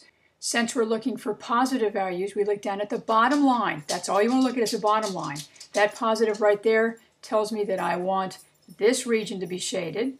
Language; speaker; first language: English; native; English